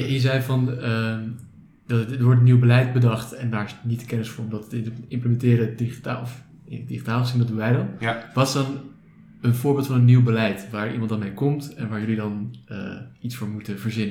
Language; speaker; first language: Dutch; native; Dutch